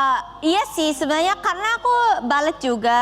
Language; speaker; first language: Indonesian; non-native, fluent; Japanese